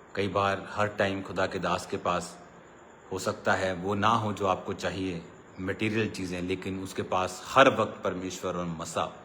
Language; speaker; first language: Hindi; non-native, local second language; Punjabi